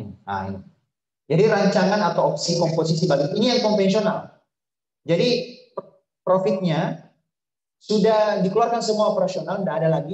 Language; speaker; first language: Indonesian; native; Indonesian